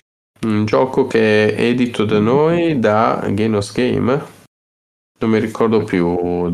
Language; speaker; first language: Italian; native; Italian